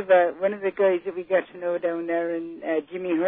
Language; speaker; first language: English; native; English